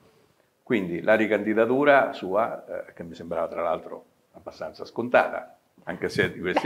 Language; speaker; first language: Italian; native; Italian